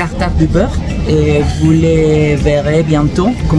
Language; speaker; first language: French; non-native, fluent; Spanish